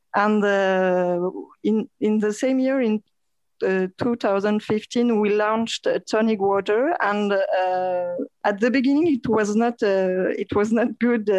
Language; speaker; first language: English; non-native, fluent; French